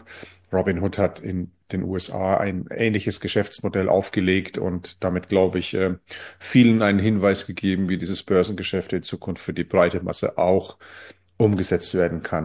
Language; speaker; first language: German; native; German